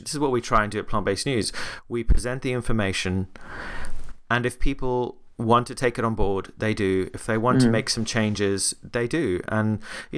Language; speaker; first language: English; native; English